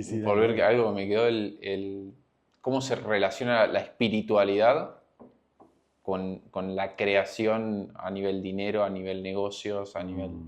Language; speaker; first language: Spanish; native; Spanish